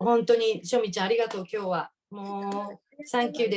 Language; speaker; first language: Japanese; native; Japanese